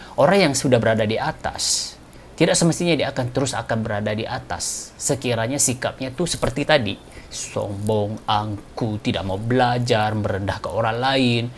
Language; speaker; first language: Malay; native; Malay